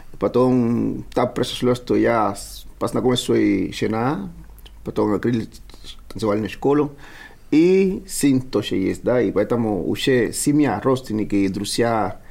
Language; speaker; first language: Russian; non-native, fluent; Spanish